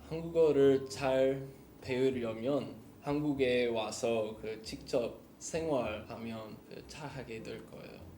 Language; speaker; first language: Korean; non-native, learner; English